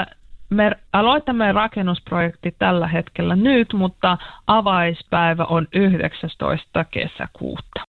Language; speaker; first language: Finnish; non-native, learner; Russian